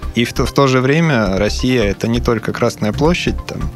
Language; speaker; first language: Russian; non-native, fluent; Serbian